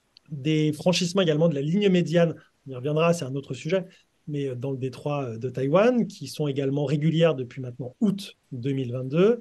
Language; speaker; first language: French; native; French